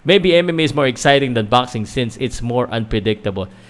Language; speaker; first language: English; non-native, local second language; Filipino